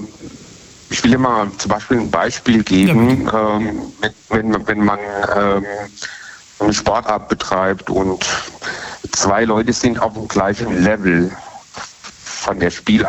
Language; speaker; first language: German; native; German